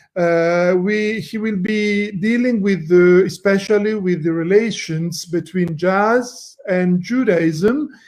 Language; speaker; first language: English; non-native, fluent; Italian